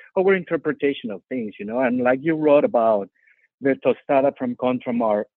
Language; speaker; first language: English; non-native, fluent; Spanish